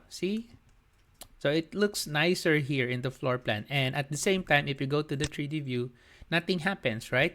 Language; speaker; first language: English; non-native, local second language; Filipino